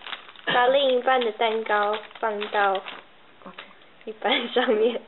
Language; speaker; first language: Chinese; early bilingual, heritage; Chinese